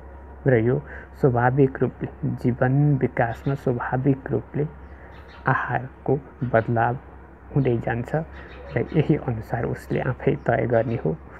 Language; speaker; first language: Nepali; native; Nepali